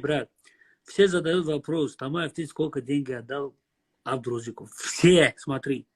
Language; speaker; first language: Russian; non-native, fluent; Tajik